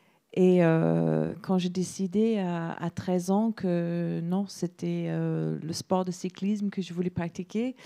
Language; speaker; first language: French; non-native, fluent; English